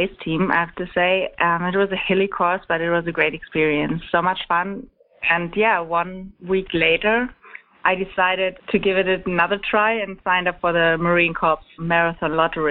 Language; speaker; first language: English; non-native, fluent; German